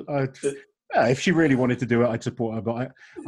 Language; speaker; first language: English; native; English